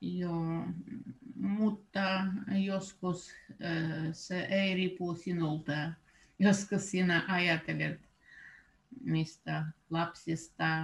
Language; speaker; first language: Finnish; non-native, learner; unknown